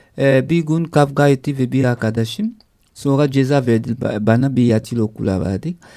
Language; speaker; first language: Turkish; non-native, learner; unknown